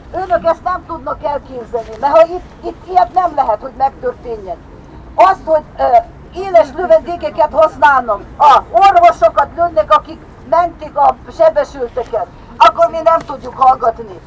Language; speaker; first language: Hungarian; non-native, fluent; Ukrainian